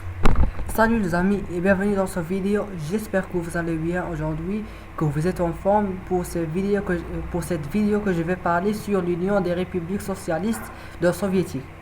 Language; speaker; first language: French; non-native, learner; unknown